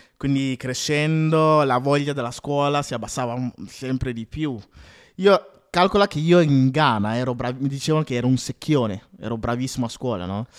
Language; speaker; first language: Italian; early bilingual, other home language; Akan